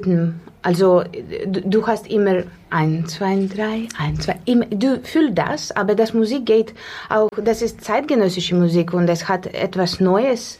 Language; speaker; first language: German; non-native, fluent; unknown